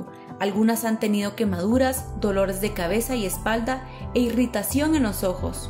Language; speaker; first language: Spanish; native; Spanish